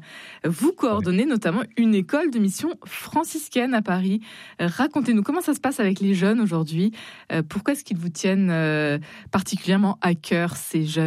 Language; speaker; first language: French; native; French